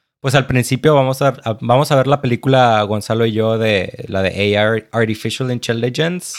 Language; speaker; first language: Spanish; native; Spanish